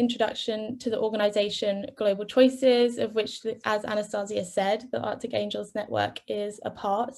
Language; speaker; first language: English; native; English